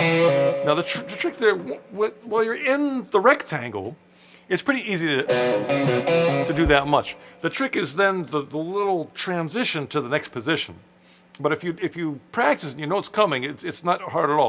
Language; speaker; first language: English; native; English